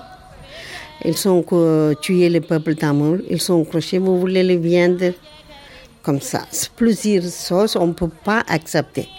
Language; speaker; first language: French; non-native, learner; Tamil